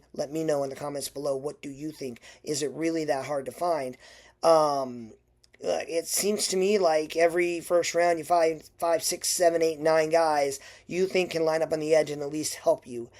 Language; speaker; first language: English; native; English